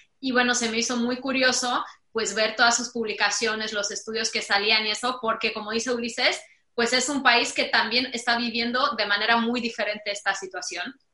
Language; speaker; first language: Spanish; non-native, fluent; Romanian